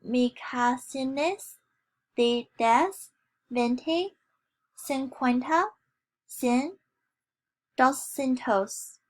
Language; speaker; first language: Spanish; non-native, learner; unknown